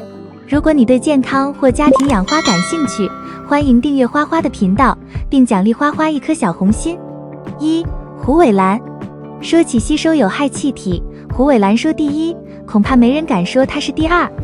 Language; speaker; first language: Chinese; native; Chinese